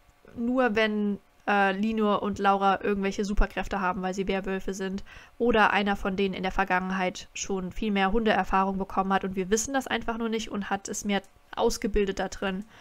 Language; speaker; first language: German; native; German